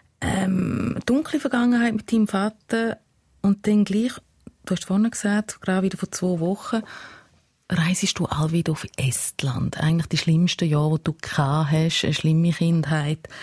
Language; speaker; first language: German; native; German